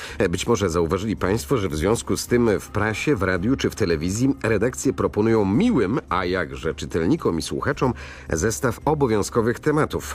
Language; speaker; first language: Polish; native; Polish